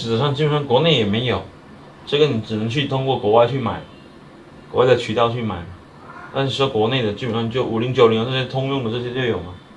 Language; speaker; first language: Chinese; native; Chinese